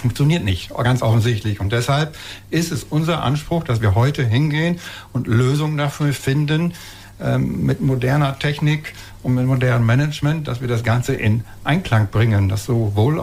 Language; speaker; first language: German; native; German